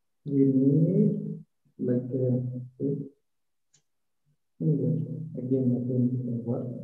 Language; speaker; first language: English; non-native, learner; Malayalam